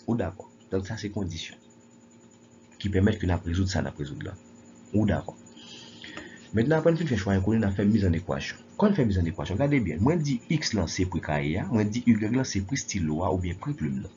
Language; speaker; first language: French; non-native, local second language; Haitian Creole